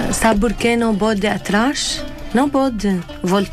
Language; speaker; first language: Portuguese; non-native, learner; Arabic